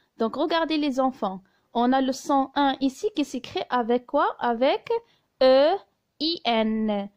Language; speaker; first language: French; non-native, local second language; Arabic